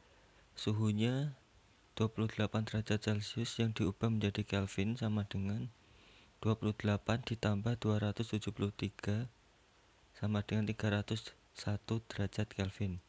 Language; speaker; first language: Indonesian; native; Indonesian